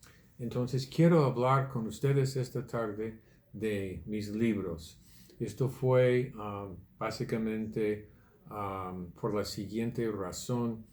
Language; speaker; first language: Spanish; non-native, fluent; English